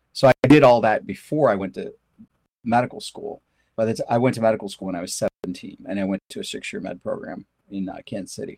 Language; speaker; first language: English; early bilingual, other home language; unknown